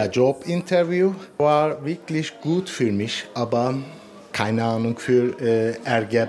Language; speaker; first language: German; non-native, learner; Turkish